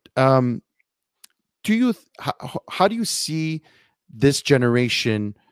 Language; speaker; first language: English; early bilingual, heritage; Italian